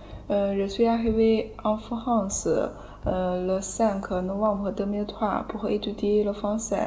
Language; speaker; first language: French; non-native, learner; Chinese